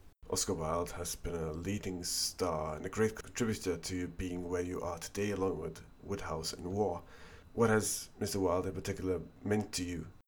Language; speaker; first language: English; non-native, fluent; Norwegian